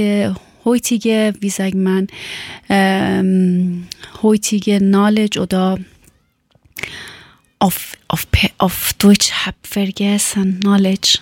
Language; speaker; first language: German; non-native, learner; Persian